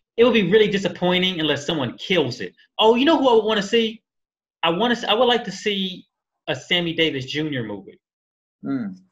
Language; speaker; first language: English; native; English